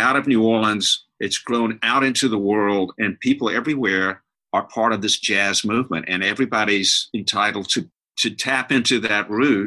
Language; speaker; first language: English; native; English